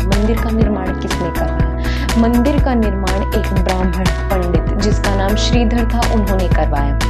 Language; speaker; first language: Hindi; native; Hindi